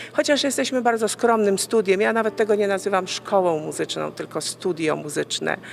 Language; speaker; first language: Polish; native; Polish